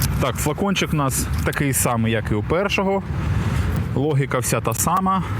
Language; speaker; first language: Ukrainian; native; Ukrainian